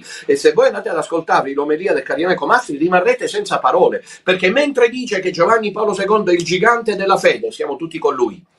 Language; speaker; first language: Italian; native; Italian